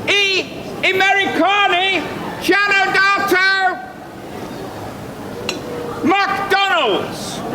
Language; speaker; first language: Italian; non-native, learner; English